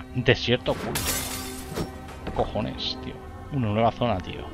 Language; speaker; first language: Spanish; native; Spanish